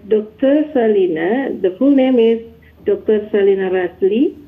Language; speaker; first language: English; non-native, learner; Indonesian